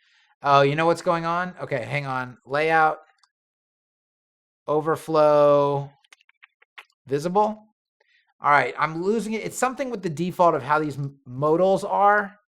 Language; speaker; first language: English; native; English